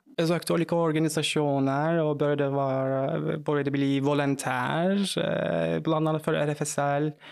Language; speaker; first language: Swedish; non-native, fluent; Turkish